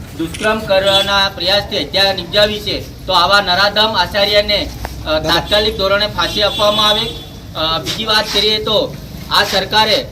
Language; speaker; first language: Gujarati; native; Gujarati